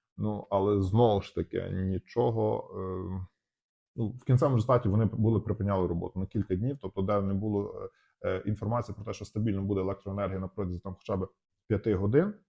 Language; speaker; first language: Ukrainian; native; Ukrainian